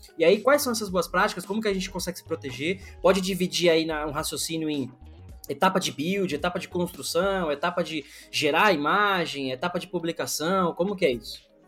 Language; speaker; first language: Portuguese; native; Portuguese